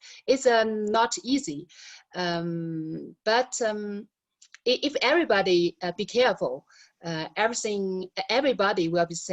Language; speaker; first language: English; non-native, learner; Chinese